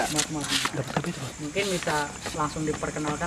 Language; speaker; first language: Indonesian; native; Indonesian